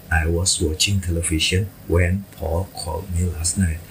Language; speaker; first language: English; non-native, fluent; Indonesian